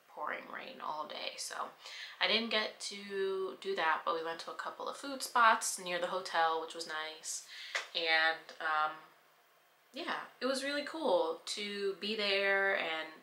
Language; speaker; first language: English; native; English